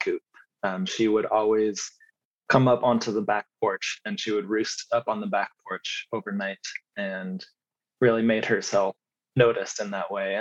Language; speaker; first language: English; native; English